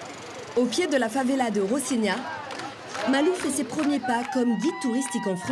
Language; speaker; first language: French; native; French